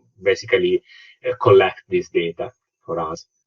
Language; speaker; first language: English; non-native, fluent; Italian